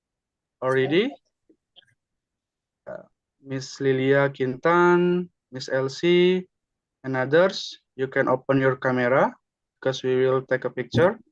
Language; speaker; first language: English; non-native, learner; Indonesian